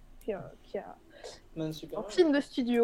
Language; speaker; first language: French; native; French